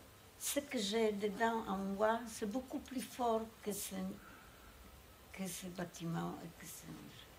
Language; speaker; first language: French; non-native, fluent; Polish